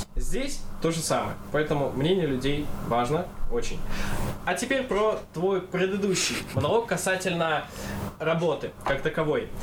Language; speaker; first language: Russian; non-native, local second language; Kazakh